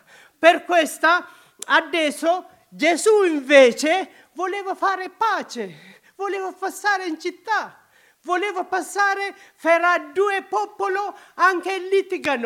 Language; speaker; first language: Italian; non-native, learner; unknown